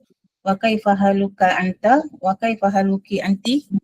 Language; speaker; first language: Arabic; non-native, learner; Malay